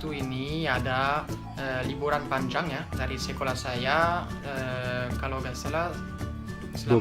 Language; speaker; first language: Indonesian; non-native, fluent; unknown